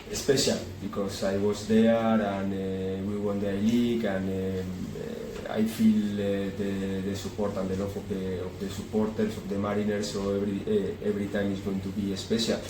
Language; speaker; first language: English; non-native, learner; Spanish